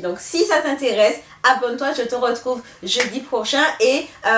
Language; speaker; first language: French; native; French